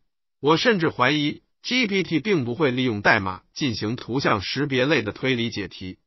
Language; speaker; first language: Chinese; native; Chinese